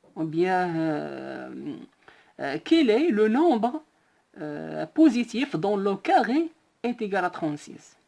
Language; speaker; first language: French; non-native, local second language; Arabic